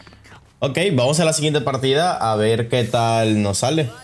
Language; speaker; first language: Spanish; native; Spanish